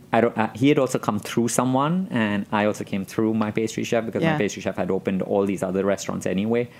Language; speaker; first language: English; non-native, local second language; Gujarati